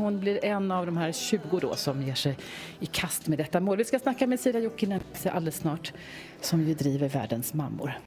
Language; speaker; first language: Swedish; native; Swedish